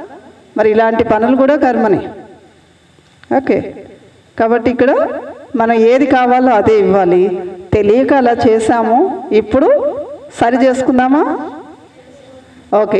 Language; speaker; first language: Telugu; native; Telugu